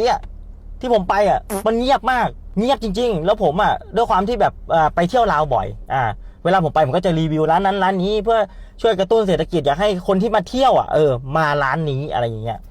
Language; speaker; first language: Thai; native; Thai